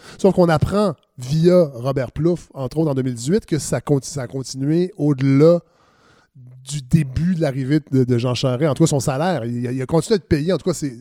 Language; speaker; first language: French; native; French